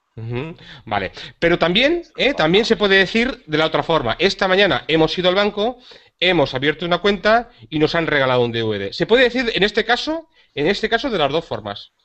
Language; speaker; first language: Spanish; native; Spanish